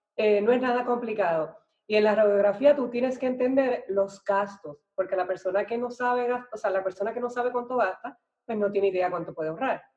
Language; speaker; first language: Spanish; native; Spanish